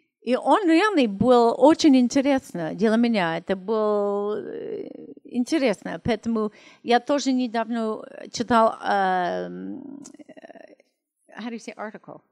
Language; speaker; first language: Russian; non-native, learner; English